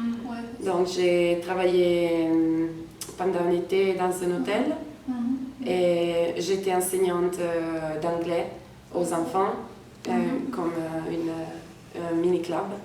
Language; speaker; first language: French; non-native, fluent; Italian